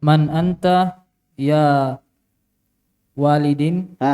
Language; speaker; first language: Arabic; non-native, learner; Indonesian